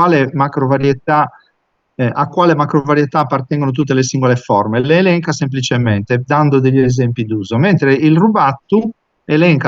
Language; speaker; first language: Italian; native; Italian